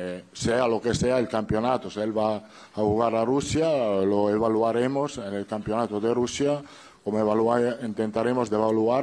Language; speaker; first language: Spanish; non-native, fluent; Italian